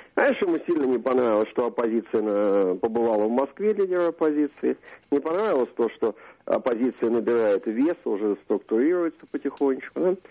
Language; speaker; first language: Russian; native; Russian